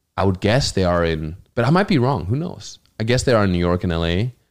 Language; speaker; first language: English; non-native, fluent; German